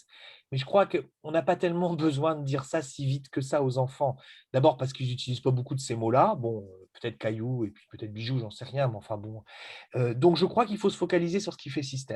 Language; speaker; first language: French; native; French